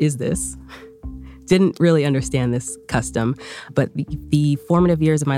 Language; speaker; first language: English; early bilingual, other home language; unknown